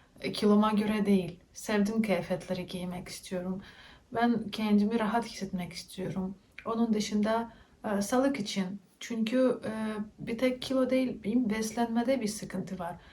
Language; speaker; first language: Turkish; non-native, learner; Russian